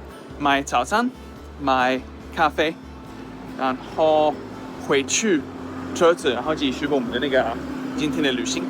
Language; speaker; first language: Chinese; non-native, fluent; Swedish